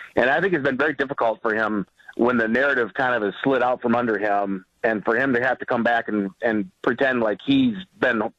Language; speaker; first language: English; native; English